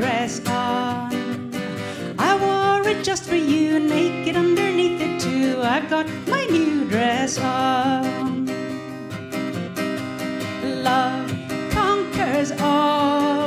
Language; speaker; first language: English; native; English